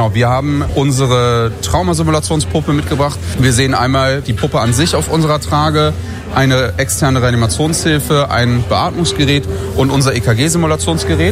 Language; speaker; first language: German; native; German